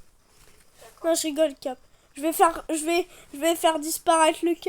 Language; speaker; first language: French; native; French